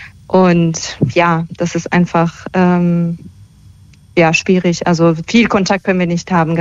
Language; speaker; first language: German; early bilingual, other home language; Persian